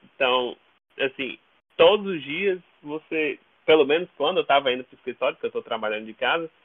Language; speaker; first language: Portuguese; native; Portuguese